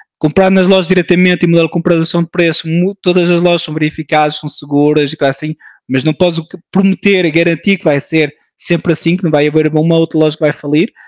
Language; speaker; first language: Portuguese; early bilingual, heritage; Portuguese